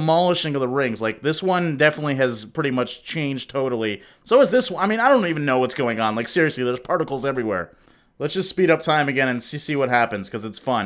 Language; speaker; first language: English; native; English